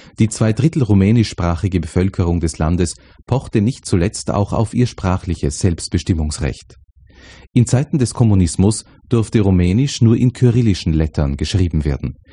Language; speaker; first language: German; native; German